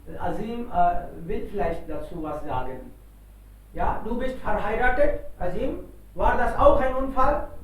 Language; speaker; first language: German; non-native, fluent; Hindi